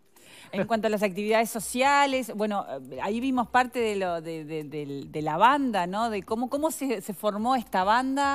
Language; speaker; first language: Spanish; native; Spanish